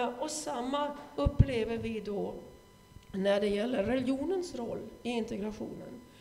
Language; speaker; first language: Swedish; non-native, fluent; German